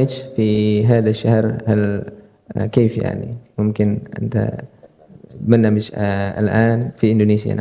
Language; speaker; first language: Arabic; non-native, learner; Indonesian